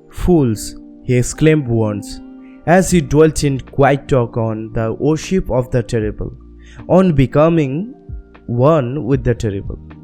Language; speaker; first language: English; non-native, local second language; Bangla